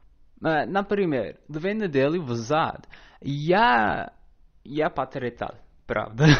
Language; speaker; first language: Russian; non-native, learner; English